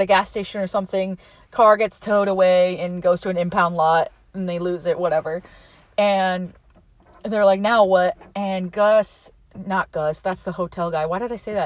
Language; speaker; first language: English; native; English